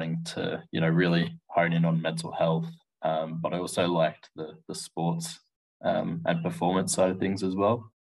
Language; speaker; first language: English; native; English